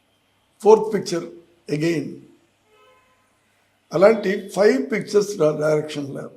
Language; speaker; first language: Telugu; non-native, learner; Tamil